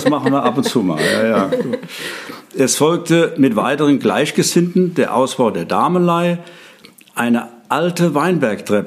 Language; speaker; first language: German; native; German